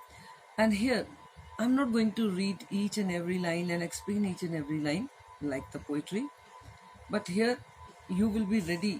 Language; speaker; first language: English; non-native, local second language; Hindi